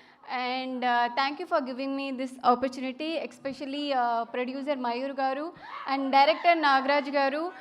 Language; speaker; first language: Telugu; non-native, learner; Tamil